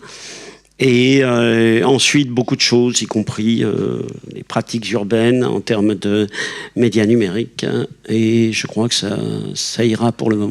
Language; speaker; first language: French; native; French